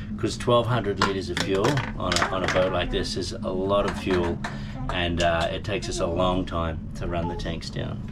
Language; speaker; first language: English; native; English